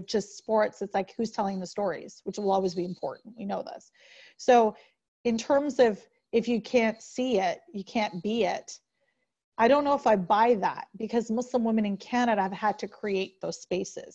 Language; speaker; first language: English; native; English